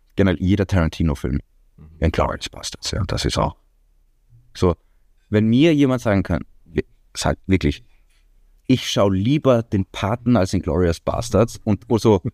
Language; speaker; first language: German; non-native, fluent; Icelandic